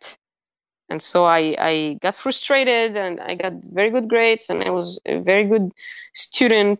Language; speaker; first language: English; early bilingual, other home language; Spanish